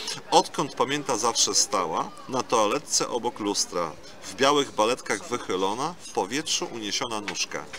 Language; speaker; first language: Polish; native; Polish